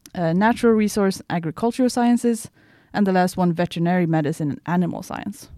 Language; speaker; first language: English; non-native, fluent; Swedish